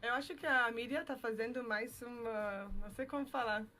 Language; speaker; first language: Portuguese; non-native, fluent; English